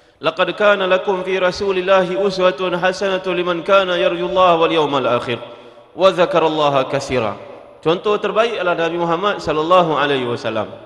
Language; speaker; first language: Malay; native; Malay